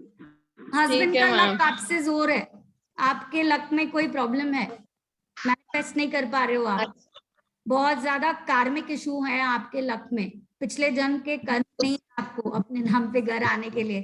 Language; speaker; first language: Hindi; native; Hindi